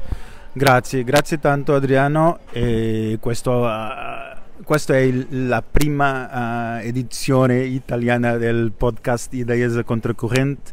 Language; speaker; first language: Italian; non-native, fluent; Portuguese